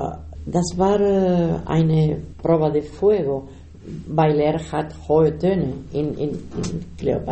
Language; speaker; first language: German; non-native, learner; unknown